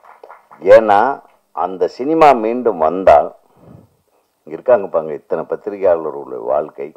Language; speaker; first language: Tamil; native; Tamil